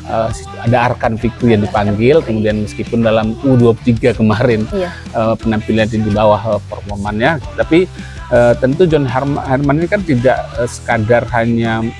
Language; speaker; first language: Indonesian; native; Indonesian